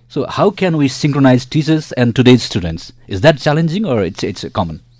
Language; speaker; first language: English; non-native, local second language; Nepali